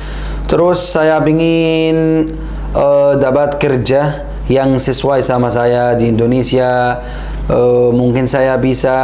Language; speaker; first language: Indonesian; non-native, learner; Arabic